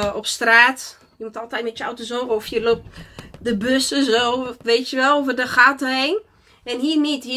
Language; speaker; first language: Dutch; non-native, fluent; Portuguese